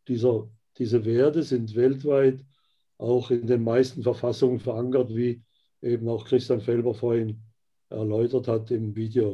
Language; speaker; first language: German; native; German